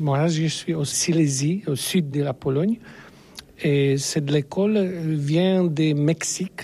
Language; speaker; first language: French; non-native, learner; Polish